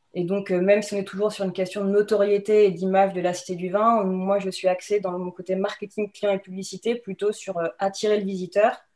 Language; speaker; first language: French; native; French